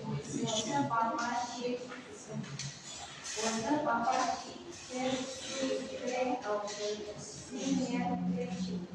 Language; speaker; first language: Chinese; non-native, learner; Indonesian